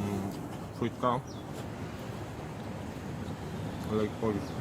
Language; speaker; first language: English; non-native, learner; Polish